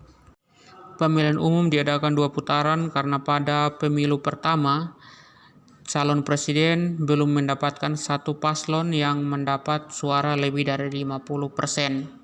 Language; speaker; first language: Indonesian; native; Indonesian